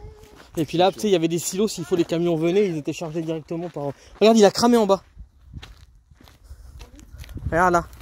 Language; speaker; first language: French; native; French